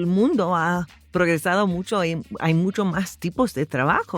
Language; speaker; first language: Spanish; non-native, fluent; English